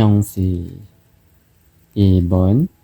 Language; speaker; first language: French; non-native, fluent; Thai